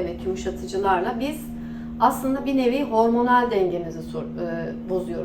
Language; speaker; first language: Turkish; native; Turkish